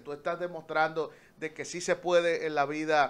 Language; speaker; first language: Spanish; native; Spanish